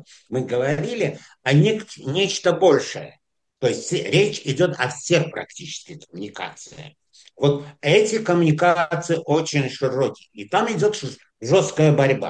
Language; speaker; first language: Russian; non-native, fluent; Azerbaijani